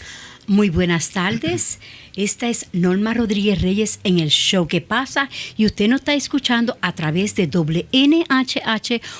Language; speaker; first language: Spanish; early bilingual, other home language; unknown